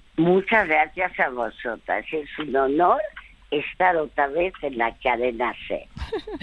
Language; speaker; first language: Spanish; non-native, fluent; French